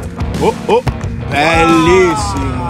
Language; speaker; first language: Italian; native; Italian